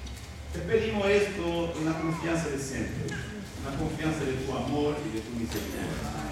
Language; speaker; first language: Spanish; native; Spanish